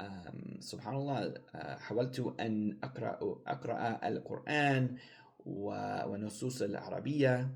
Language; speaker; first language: Arabic; non-native, learner; English